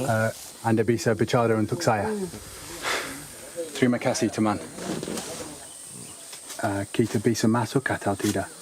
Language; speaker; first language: Indonesian; non-native, learner; English